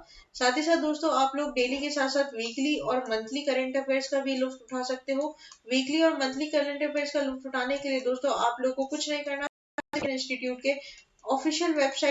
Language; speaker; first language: Hindi; native; Hindi